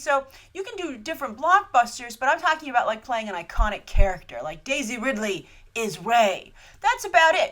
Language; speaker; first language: English; native; English